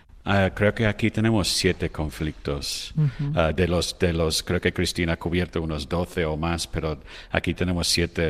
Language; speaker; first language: Spanish; non-native, fluent; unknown